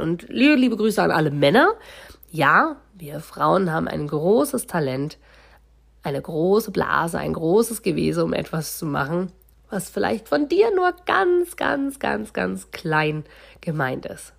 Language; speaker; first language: German; native; German